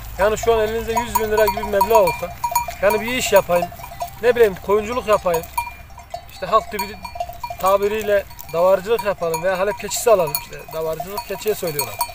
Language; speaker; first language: Turkish; native; Turkish